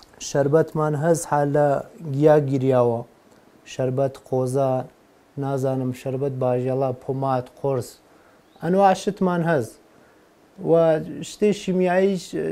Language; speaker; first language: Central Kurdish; non-native, local second language; Gurani